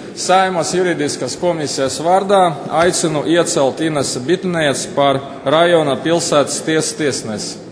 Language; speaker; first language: Latvian; non-native, local second language; Russian